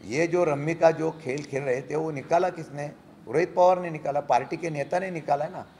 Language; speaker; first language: Hindi; non-native, local second language; Marathi